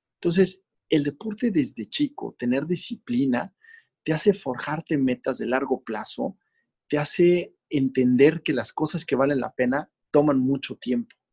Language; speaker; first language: Spanish; native; Spanish